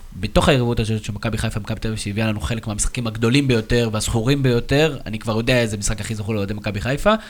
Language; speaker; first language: Hebrew; native; Hebrew